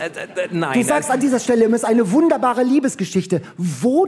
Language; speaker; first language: German; native; German